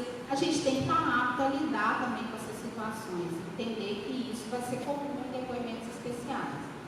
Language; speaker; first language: Portuguese; native; Portuguese